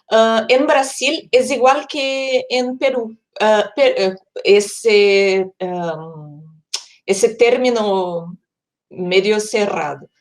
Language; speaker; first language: Spanish; non-native, fluent; Portuguese